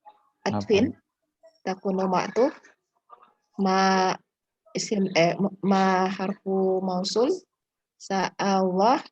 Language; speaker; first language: Arabic; non-native, learner; Indonesian